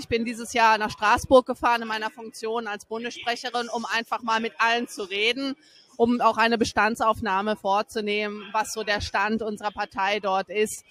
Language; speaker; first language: German; native; German